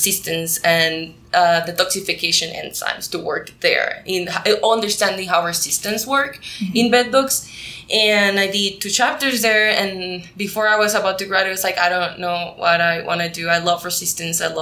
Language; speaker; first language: English; non-native, fluent; Spanish